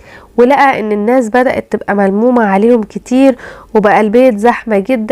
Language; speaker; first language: Arabic; native; Arabic